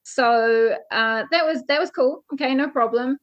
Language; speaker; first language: English; native; English